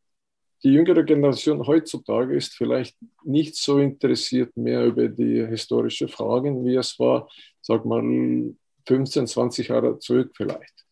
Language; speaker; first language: German; non-native, fluent; Estonian